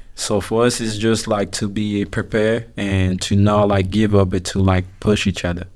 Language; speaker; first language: English; non-native, fluent; French